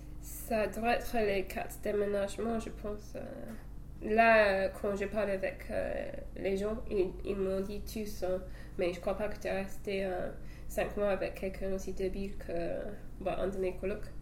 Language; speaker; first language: French; non-native, fluent; English